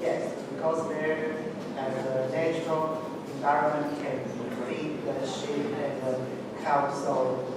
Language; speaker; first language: English; non-native, learner; Chinese